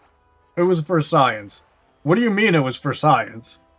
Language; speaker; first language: English; native; English